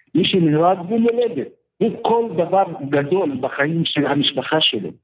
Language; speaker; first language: Hebrew; non-native, fluent; Arabic